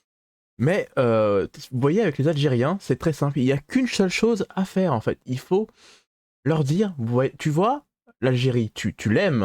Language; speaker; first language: French; native; French